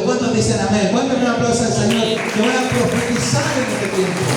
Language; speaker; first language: Spanish; native; Spanish